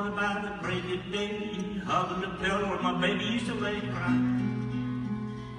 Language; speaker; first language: English; native; English